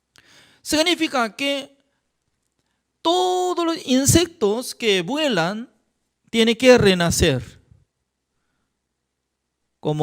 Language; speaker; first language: Spanish; non-native, fluent; Korean